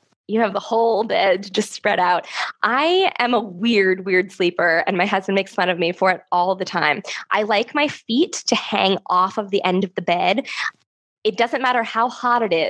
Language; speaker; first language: English; native; English